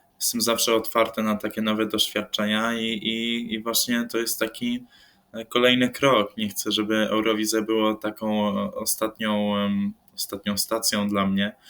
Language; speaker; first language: Polish; early bilingual, heritage; English